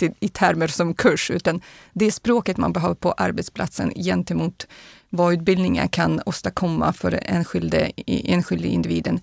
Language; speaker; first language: Swedish; non-native, fluent; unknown